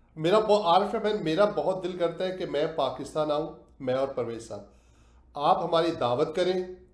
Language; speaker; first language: Urdu; native; Urdu